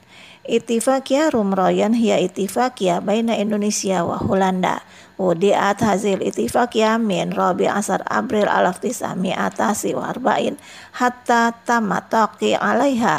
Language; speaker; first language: Arabic; non-native, fluent; Indonesian